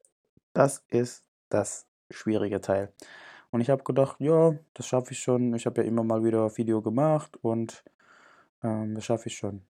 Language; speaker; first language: German; non-native, fluent; Indonesian